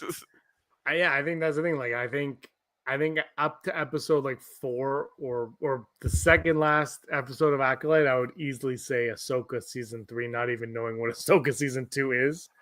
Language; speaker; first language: English; native; English